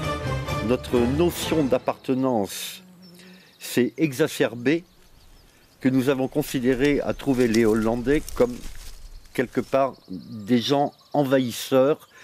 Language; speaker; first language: French; native; French